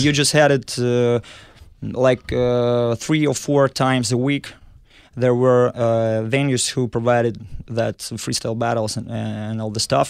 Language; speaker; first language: English; non-native, fluent; Russian